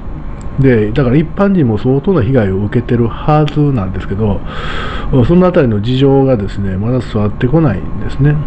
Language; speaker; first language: Japanese; native; Japanese